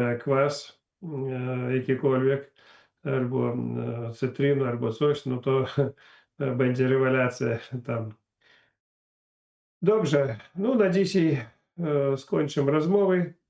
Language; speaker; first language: Polish; non-native, learner; Russian